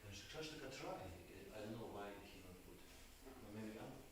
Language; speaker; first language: English; non-native, learner; Russian